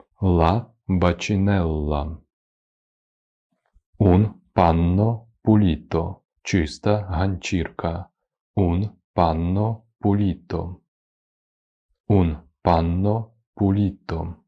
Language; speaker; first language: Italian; non-native, fluent; Ukrainian